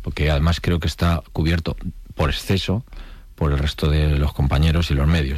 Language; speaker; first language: Spanish; native; Spanish